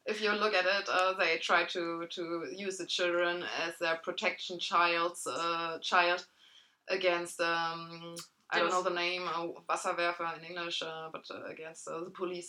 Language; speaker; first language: English; non-native, fluent; German